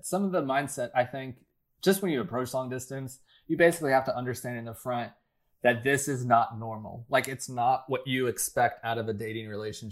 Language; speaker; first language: English; native; English